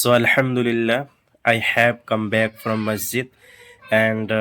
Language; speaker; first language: English; non-native, learner; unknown